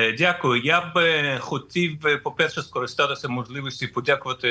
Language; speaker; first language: Ukrainian; non-native, fluent; Russian